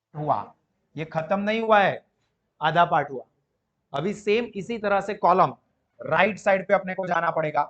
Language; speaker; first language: Hindi; non-native, local second language; Gujarati